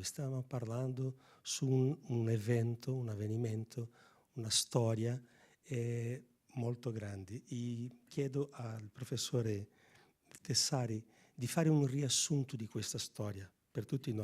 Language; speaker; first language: Italian; non-native, fluent; Portuguese